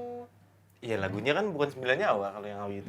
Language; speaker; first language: Indonesian; native; Indonesian